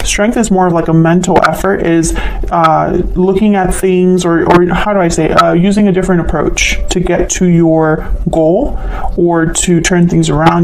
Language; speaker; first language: English; native; English